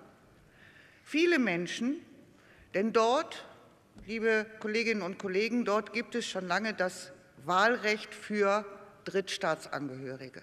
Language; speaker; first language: German; native; German